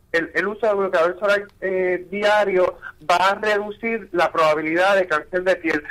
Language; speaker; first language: Spanish; native; Spanish